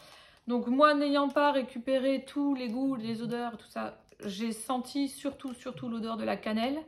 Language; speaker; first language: French; native; French